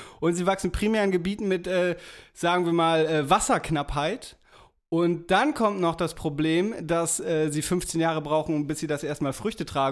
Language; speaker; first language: German; native; German